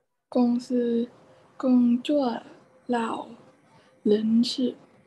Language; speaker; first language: Chinese; non-native, learner; Thai